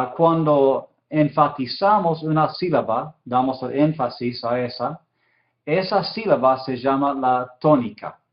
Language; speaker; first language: Spanish; non-native, fluent; English